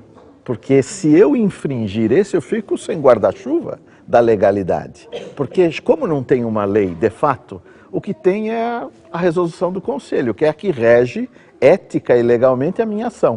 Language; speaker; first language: Portuguese; native; Portuguese